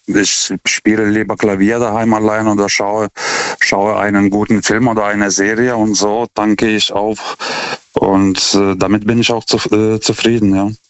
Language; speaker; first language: German; non-native, fluent; Lithuanian